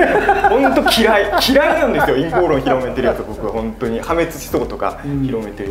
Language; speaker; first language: Japanese; native; Japanese